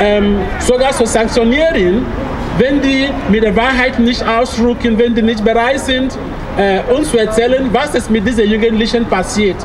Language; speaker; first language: German; non-native, fluent; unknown